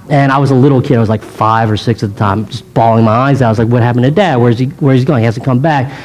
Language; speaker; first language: English; native; English